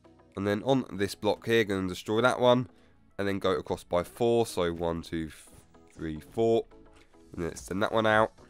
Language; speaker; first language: English; native; English